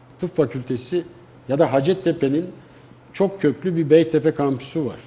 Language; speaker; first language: Turkish; native; Turkish